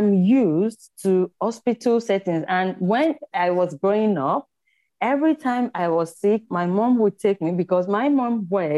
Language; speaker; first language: English; non-native, local second language; Yoruba